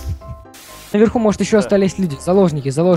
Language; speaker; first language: Russian; native; Russian